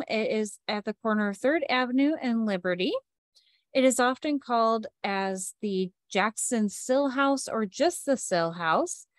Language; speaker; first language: English; native; English